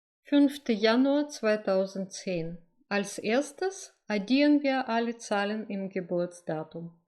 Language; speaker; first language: German; non-native, fluent; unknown